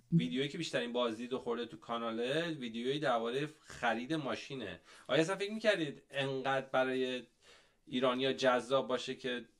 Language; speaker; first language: Persian; native; Persian